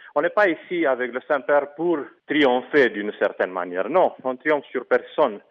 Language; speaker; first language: French; non-native, fluent; Romanian